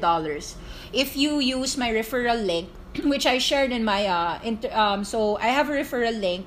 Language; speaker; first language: English; non-native, local second language; Filipino